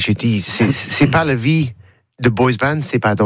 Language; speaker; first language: French; non-native, learner; English